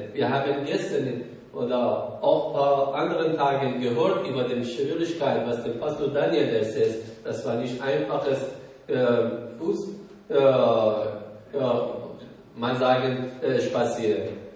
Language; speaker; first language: German; non-native, learner; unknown